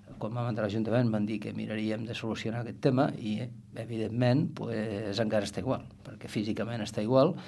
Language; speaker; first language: Catalan; native; Catalan